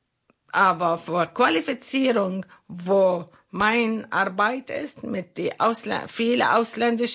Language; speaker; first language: German; non-native, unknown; Arabic